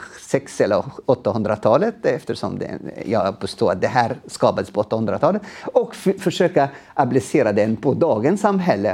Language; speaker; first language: Swedish; non-native, fluent; Arabic